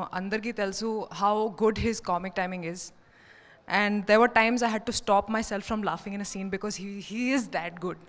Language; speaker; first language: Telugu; non-native, learner; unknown